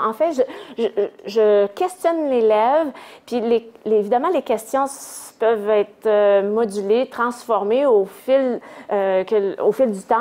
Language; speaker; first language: French; native; French